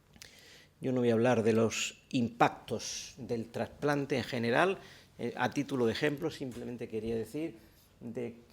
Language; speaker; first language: Spanish; native; Spanish